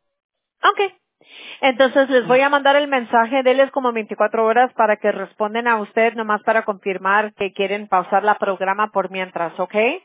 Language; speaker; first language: Spanish; early bilingual, heritage; Spanish